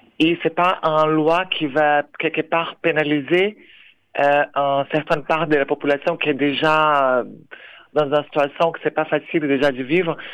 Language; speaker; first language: French; non-native, fluent; Portuguese